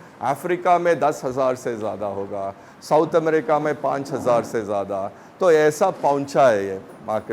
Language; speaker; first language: Hindi; non-native, local second language; Tamil